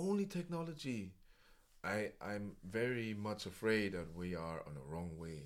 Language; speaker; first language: English; non-native, fluent; German